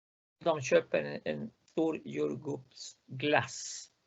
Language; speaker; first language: Swedish; non-native, fluent; Spanish